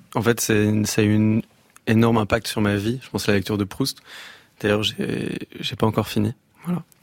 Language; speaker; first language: French; native; French